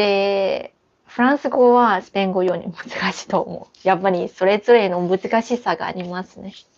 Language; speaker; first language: Japanese; non-native, fluent; Chinese